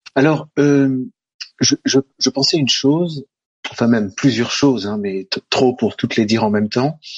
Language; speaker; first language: French; native; French